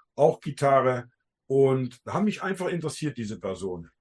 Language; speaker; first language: German; early bilingual, heritage; Dutch